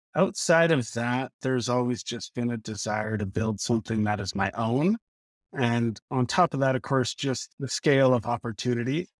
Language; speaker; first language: English; native; English